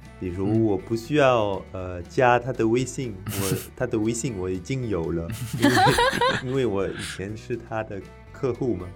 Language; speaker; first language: Chinese; non-native, learner; French